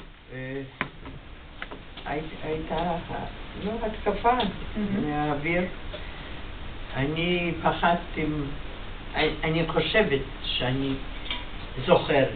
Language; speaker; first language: Hebrew; non-native, fluent; Yiddish